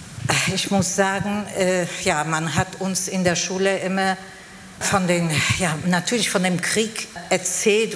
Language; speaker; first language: German; non-native, fluent; Polish